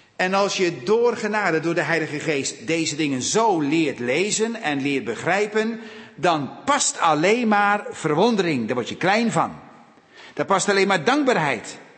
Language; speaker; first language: Dutch; native; Dutch